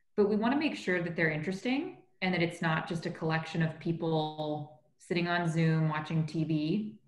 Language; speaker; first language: English; native; English